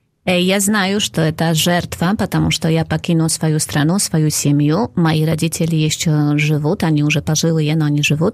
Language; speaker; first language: Russian; non-native, fluent; Polish